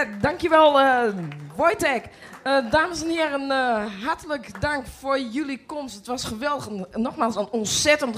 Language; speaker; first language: Dutch; native; Dutch